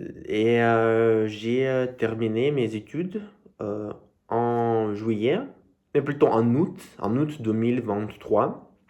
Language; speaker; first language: French; non-native, learner; Russian